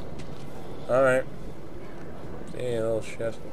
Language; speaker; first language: English; native; English